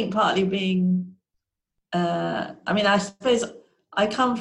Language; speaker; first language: English; native; English